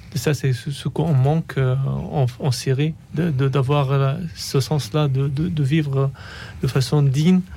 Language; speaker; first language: French; non-native, fluent; Arabic